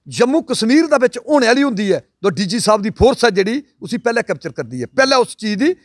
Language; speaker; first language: Punjabi; non-native, local second language; Dogri